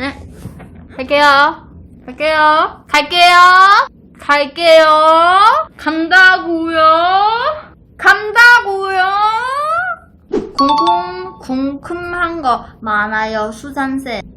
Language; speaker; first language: Korean; non-native, learner; Chinese